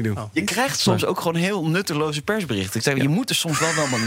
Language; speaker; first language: Dutch; native; Dutch